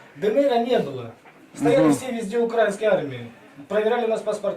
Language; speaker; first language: Russian; native; Russian